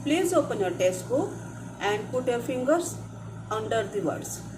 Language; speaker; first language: English; non-native, local second language; Marathi